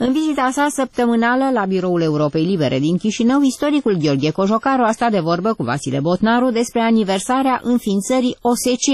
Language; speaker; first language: Romanian; native; Romanian